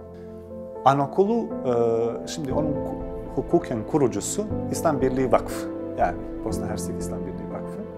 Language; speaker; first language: Turkish; non-native, fluent; Bosnian